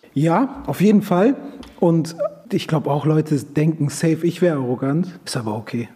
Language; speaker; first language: German; early bilingual, other home language; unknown